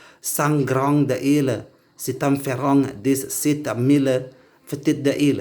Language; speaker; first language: French; non-native, learner; Indonesian